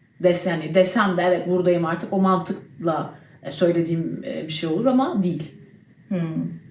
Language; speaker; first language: Turkish; early bilingual, heritage; Turkish